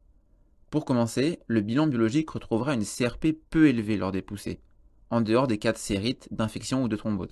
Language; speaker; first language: French; native; French